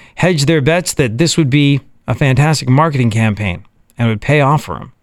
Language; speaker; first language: English; native; English